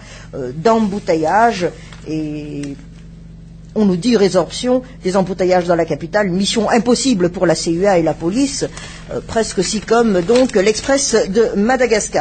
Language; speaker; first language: French; non-native, local second language; Malagasy